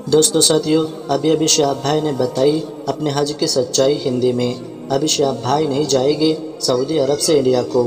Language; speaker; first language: Hindi; native; Hindi